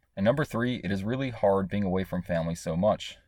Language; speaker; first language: English; native; English